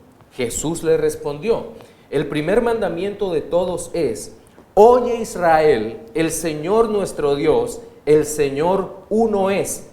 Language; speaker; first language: Spanish; native; Spanish